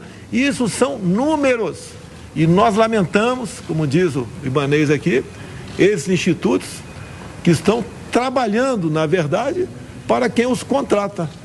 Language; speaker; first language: Portuguese; native; Portuguese